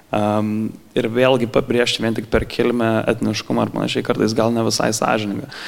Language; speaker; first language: Lithuanian; early bilingual, heritage; Lithuanian